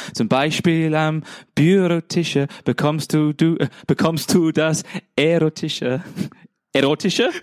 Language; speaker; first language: German; non-native, fluent; English